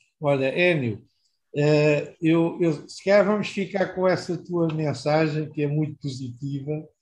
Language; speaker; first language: Portuguese; native; Portuguese